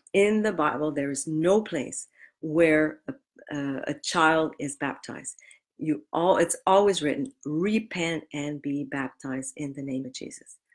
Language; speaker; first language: English; native; English